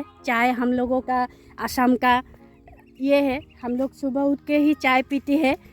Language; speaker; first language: Hindi; non-native, local second language; Assamese